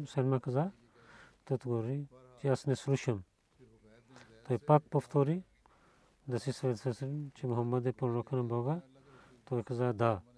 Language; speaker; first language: Bulgarian; non-native, learner; Urdu